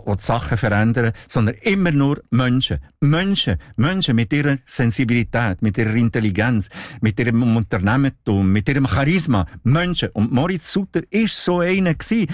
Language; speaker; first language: German; non-native, local second language; Italian